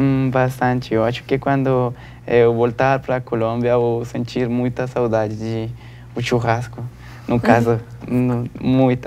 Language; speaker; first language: Portuguese; non-native, learner; Spanish